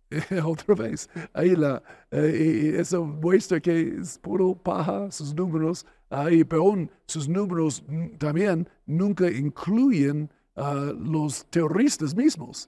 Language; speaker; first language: Spanish; non-native, fluent; English